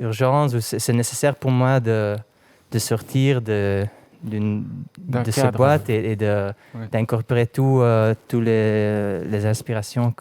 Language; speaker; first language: French; non-native, local second language; Dutch